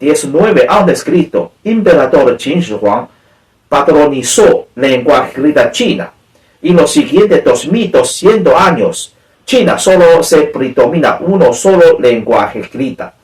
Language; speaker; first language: Spanish; non-native, learner; Chinese